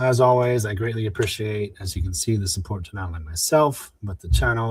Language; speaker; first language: English; native; English